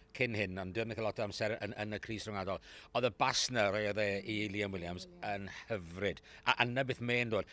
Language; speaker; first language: Welsh; native; Welsh